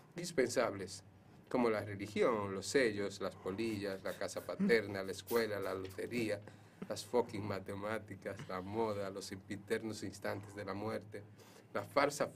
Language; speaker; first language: Spanish; native; Spanish